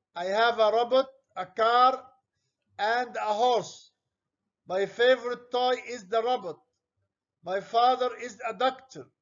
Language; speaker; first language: English; non-native, fluent; Arabic